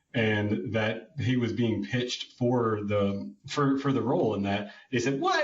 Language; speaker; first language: English; native; English